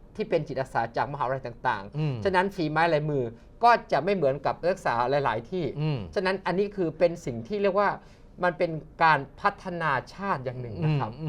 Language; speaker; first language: Thai; native; Thai